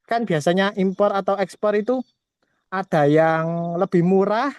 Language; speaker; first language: Indonesian; native; Indonesian